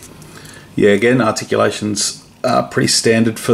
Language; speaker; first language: English; native; English